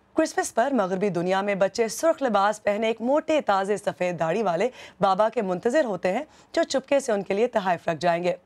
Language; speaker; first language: Urdu; native; Urdu